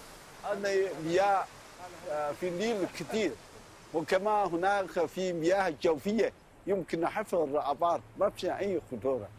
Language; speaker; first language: Arabic; non-native, fluent; Chinese